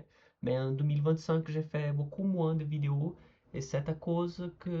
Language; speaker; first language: French; non-native, learner; Portuguese